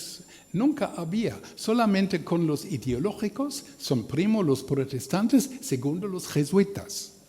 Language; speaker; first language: Spanish; non-native, learner; German